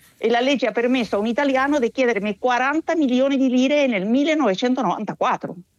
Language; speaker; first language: Italian; non-native, fluent; Spanish